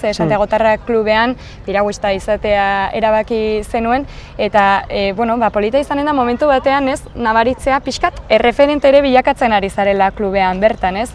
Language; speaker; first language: Basque; native; Basque